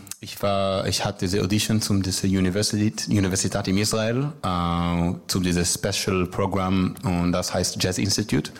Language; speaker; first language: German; non-native, learner; Hebrew